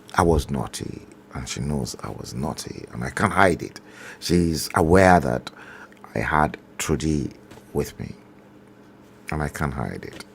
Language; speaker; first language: English; non-native, local second language; Yoruba